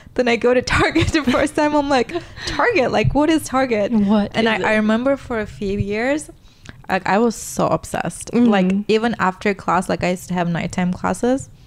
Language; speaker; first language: English; non-native, fluent; Turkish